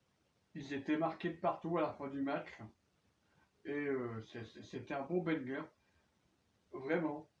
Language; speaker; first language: French; native; French